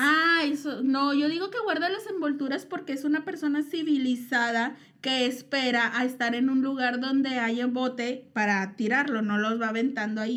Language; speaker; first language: Spanish; native; Spanish